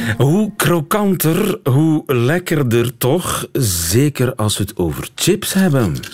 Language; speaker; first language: Dutch; native; Dutch